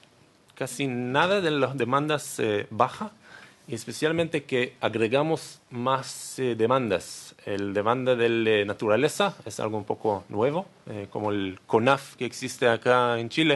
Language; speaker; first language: Spanish; non-native, learner; Hebrew